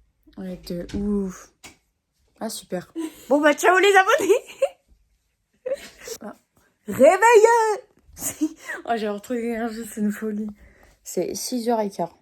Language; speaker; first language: French; native; French